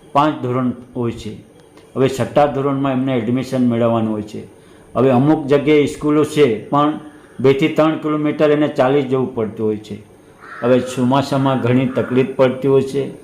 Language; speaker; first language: Gujarati; non-native, local second language; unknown